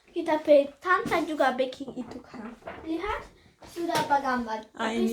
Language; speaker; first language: Indonesian; early bilingual, heritage; Indonesian